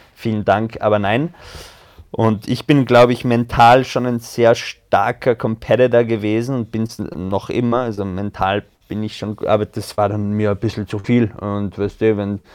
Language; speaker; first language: German; early bilingual, other home language; French